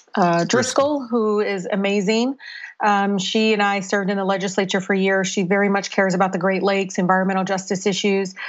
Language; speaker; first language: English; native; English